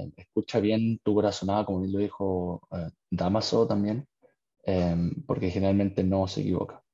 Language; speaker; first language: Spanish; native; Spanish